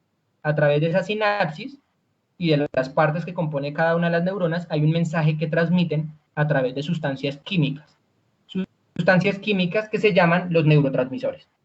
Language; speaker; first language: Spanish; native; Spanish